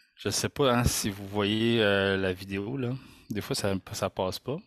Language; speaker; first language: French; native; French